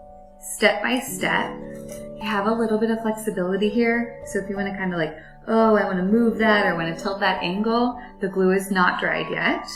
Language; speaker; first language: English; native; English